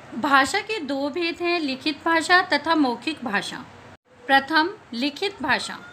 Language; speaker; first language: Hindi; native; Hindi